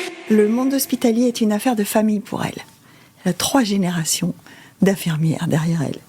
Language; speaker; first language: French; native; French